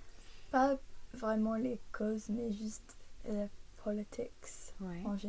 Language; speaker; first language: French; early bilingual, heritage; English